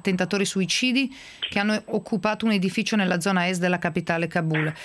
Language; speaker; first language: Italian; native; Italian